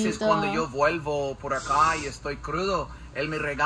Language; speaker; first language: Spanish; non-native, fluent; English